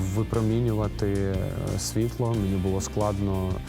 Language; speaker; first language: Ukrainian; native; Ukrainian